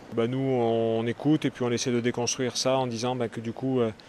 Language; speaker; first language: French; native; French